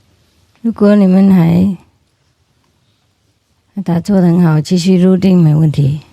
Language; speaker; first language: Chinese; non-native, fluent; Vietnamese